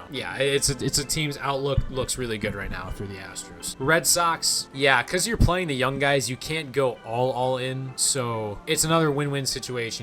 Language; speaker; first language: English; native; English